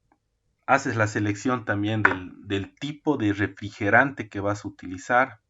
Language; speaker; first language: Spanish; native; Spanish